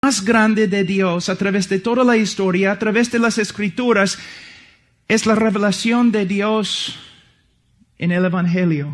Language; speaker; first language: Spanish; non-native, fluent; English